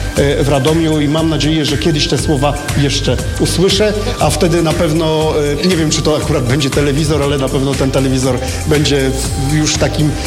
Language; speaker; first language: Polish; native; Polish